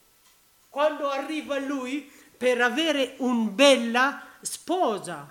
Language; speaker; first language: Italian; non-native, learner; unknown